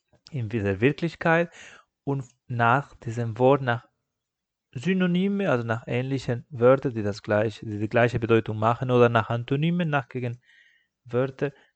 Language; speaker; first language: German; non-native, fluent; Spanish